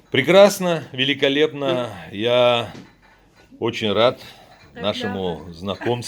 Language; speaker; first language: Russian; native; Russian